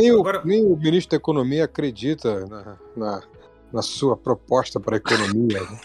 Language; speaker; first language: Portuguese; native; Portuguese